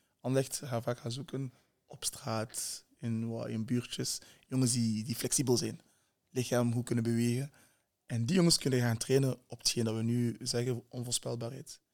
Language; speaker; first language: Dutch; native; Dutch